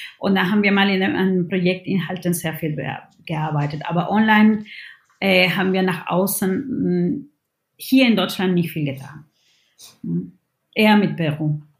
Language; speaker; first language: German; non-native, fluent; Spanish